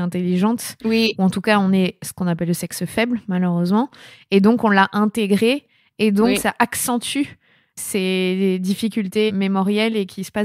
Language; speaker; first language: French; native; French